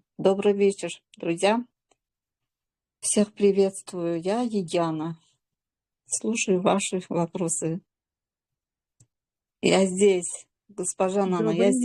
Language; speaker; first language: Russian; non-native, local second language; Azerbaijani